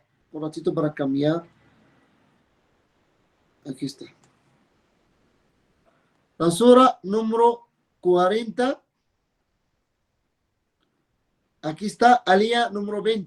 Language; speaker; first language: Spanish; non-native, fluent; Arabic